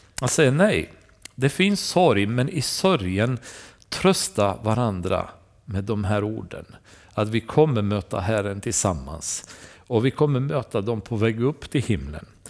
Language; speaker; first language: Swedish; non-native, fluent; Romanian